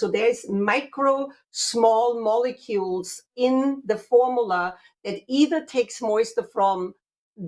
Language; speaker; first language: English; non-native, fluent; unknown